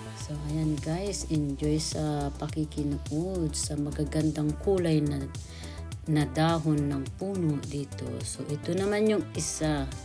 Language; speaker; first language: Filipino; native; Filipino